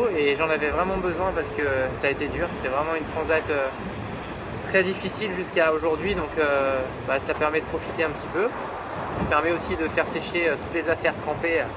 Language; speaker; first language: French; native; French